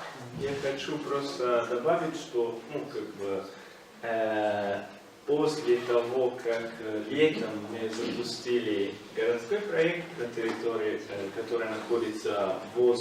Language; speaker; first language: Russian; non-native, fluent; Italian